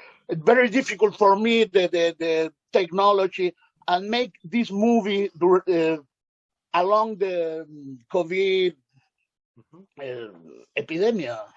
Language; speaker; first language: English; non-native, learner; Spanish